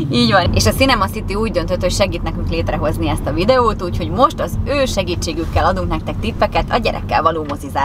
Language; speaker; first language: Hungarian; native; Hungarian